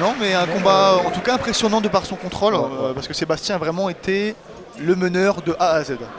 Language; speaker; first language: French; native; French